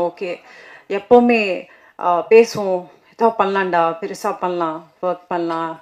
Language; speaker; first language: Tamil; non-native, fluent; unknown